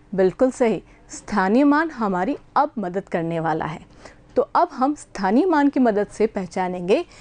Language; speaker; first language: Hindi; native; Hindi